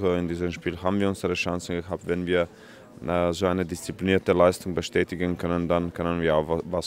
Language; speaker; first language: German; non-native, fluent; Croatian